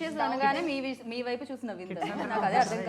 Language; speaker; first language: Telugu; native; Telugu